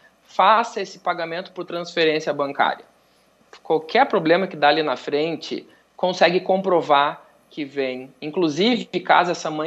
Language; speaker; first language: Portuguese; native; Portuguese